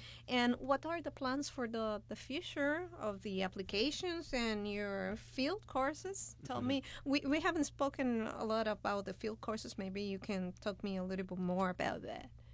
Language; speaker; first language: English; non-native, fluent; Spanish